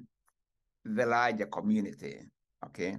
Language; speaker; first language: English; non-native, local second language; Kikuyu